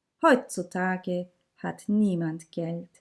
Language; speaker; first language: German; non-native, learner; Turkish